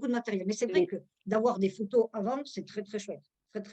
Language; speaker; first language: French; native; French